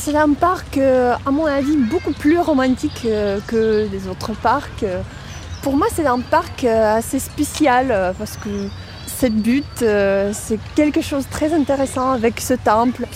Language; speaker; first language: French; non-native, fluent; Russian